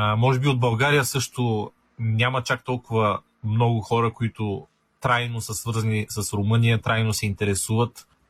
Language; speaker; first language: Bulgarian; native; Bulgarian